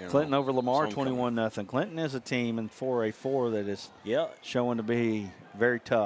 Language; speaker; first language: English; native; English